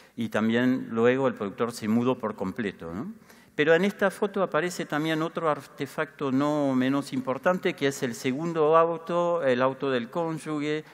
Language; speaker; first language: Spanish; non-native, fluent; French